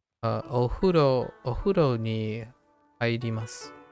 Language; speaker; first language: Japanese; non-native, learner; English